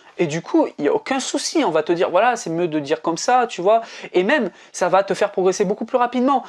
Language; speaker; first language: French; native; French